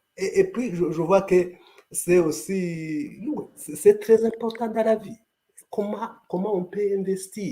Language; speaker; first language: French; non-native, local second language; Kinyarwanda